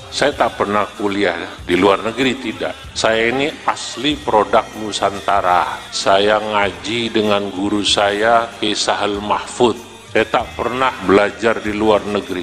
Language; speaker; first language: Indonesian; native; Indonesian